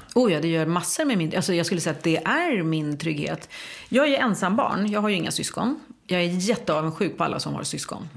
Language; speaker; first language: Swedish; native; Swedish